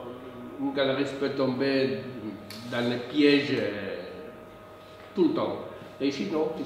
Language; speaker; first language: French; non-native, fluent; Spanish